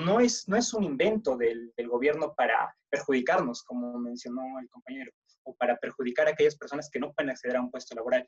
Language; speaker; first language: Spanish; native; Spanish